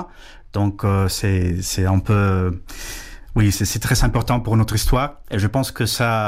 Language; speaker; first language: French; non-native, fluent; Spanish